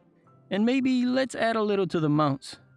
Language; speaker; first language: English; native; English